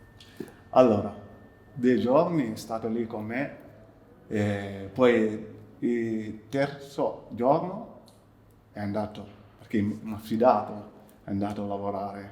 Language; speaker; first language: Italian; non-native, learner; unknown